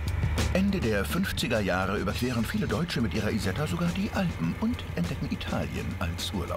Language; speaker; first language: German; native; German